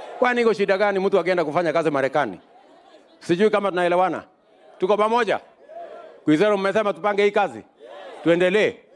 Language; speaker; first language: Swahili; non-native, local second language; Kalenjin